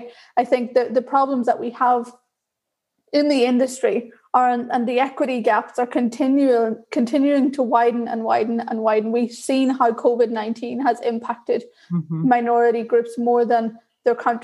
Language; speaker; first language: English; native; English